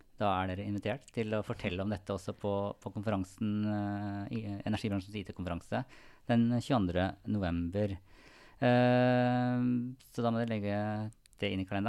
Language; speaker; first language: Norwegian; native; Norwegian